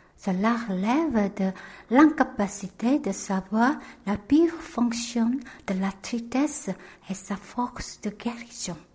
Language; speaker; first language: French; non-native, fluent; Korean